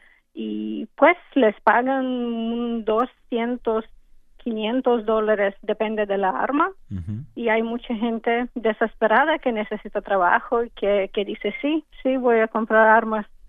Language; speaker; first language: Spanish; non-native, fluent; English